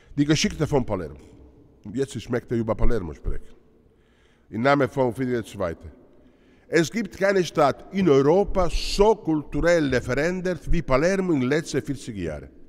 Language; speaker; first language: German; non-native, fluent; Italian